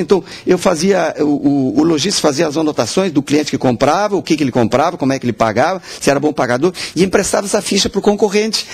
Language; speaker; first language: Portuguese; native; Portuguese